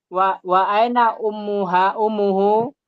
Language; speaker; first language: Arabic; non-native, learner; Indonesian